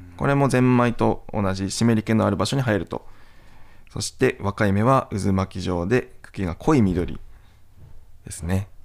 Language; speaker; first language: Japanese; native; Japanese